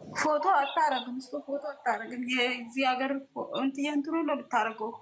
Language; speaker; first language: Amharic; non-native, local second language; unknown